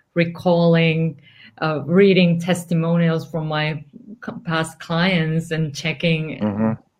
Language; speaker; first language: English; non-native, fluent; Finnish